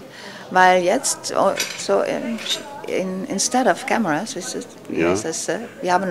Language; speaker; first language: German; non-native, learner; Dutch